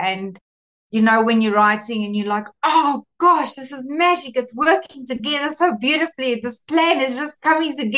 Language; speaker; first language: English; non-native, local second language; Afrikaans